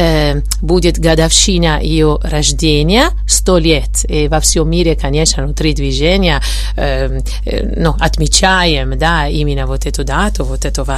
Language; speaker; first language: Russian; non-native, fluent; Italian